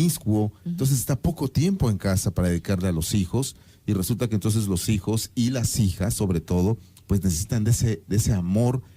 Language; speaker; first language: Spanish; native; Spanish